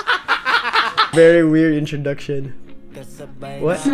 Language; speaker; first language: English; non-native, local second language; Filipino